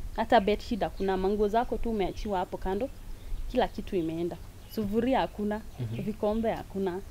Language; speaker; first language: Swahili; non-native, local second language; Kalenjin